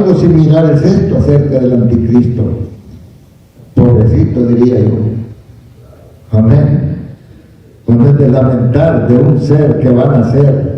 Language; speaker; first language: Spanish; native; Spanish